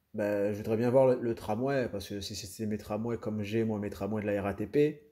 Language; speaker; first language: French; native; French